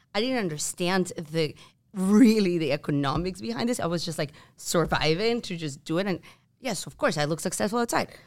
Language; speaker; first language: English; non-native, fluent; Spanish